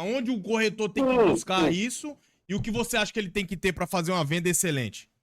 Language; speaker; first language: Portuguese; native; Portuguese